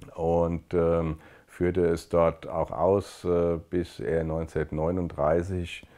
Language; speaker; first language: German; native; German